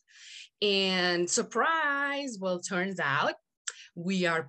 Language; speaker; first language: English; non-native, fluent; Spanish